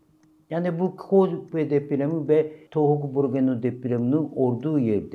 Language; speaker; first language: Turkish; non-native, fluent; Japanese